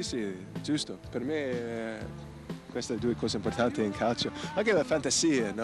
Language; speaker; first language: Italian; non-native, learner; English